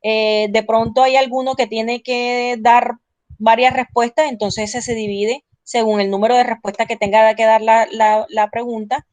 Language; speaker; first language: Spanish; native; Spanish